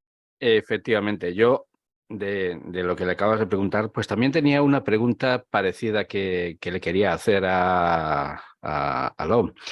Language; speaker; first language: Spanish; native; Spanish